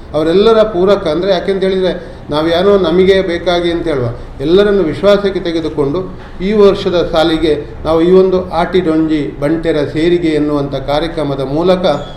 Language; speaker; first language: Kannada; non-native, local second language; Tulu